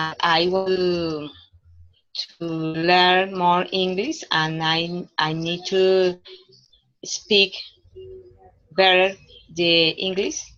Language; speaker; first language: English; non-native, learner; Spanish